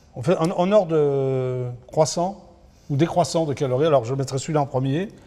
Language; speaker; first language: French; early bilingual, other home language; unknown